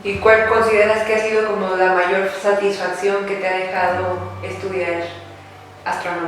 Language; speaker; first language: Spanish; native; Spanish